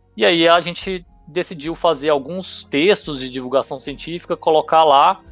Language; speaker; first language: Portuguese; native; Portuguese